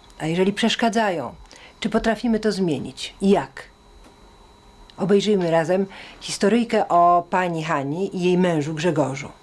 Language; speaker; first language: Polish; native; Polish